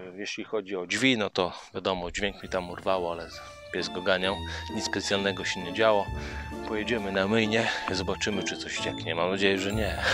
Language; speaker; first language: Polish; native; Polish